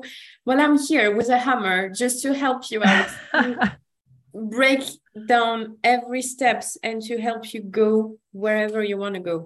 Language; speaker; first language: English; non-native, fluent; French